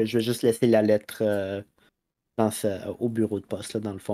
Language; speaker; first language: French; native; French